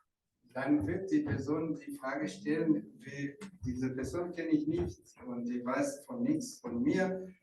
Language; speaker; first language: German; non-native, fluent; Rundi